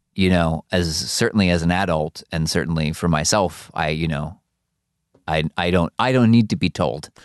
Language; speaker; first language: English; early bilingual, other home language; Hungarian